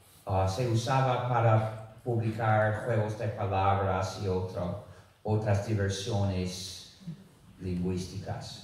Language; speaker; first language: Spanish; non-native, fluent; English